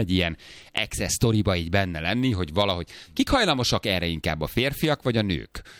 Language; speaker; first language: Hungarian; native; Hungarian